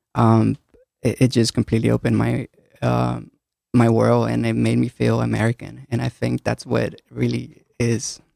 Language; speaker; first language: English; early bilingual, other home language; Spanish